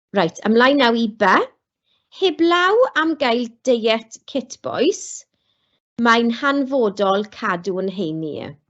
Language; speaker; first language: Welsh; non-native, local second language; English